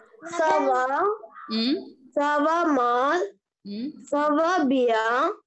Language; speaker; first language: French; non-native, learner; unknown